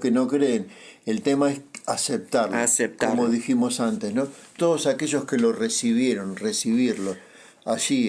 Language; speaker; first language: Spanish; native; Spanish